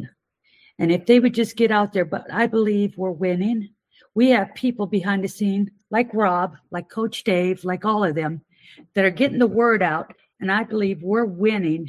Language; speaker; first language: English; native; English